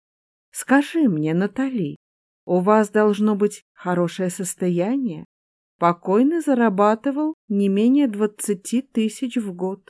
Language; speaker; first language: Russian; native; Russian